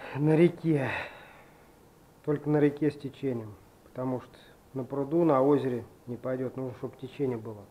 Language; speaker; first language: Russian; native; Russian